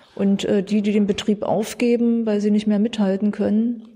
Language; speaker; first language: German; native; German